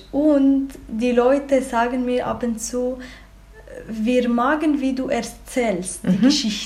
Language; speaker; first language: German; non-native, learner; Arabic